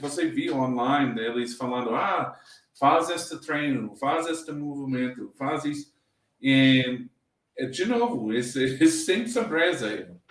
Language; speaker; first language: Portuguese; non-native, learner; English